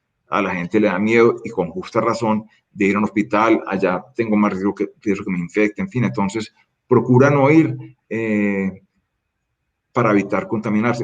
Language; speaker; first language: Spanish; native; Spanish